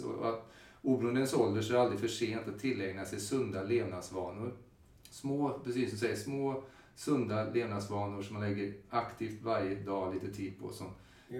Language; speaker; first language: Swedish; native; Swedish